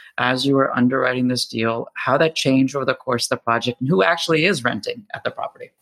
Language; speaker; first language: English; native; English